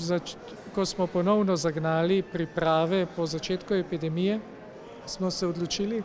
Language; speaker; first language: Slovenian; native; Slovenian